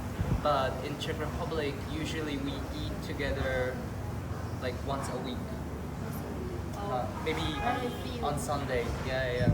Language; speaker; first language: English; non-native, fluent; Vietnamese